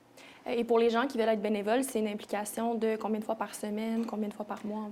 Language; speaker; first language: French; native; French